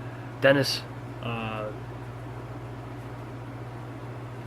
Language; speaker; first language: German; non-native, learner; English